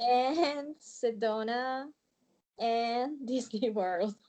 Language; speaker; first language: English; non-native, learner; Japanese